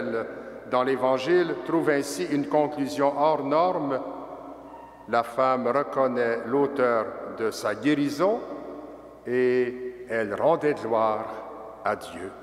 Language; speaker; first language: French; native; French